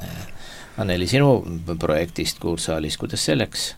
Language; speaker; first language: Estonian; native; Estonian